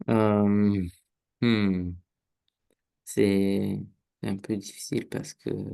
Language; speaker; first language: French; non-native, learner; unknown